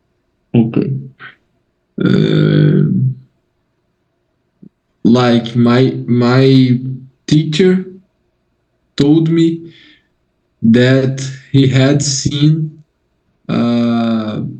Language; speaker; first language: English; non-native, learner; Portuguese